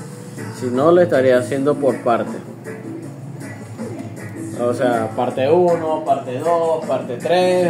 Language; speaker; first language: Spanish; native; Spanish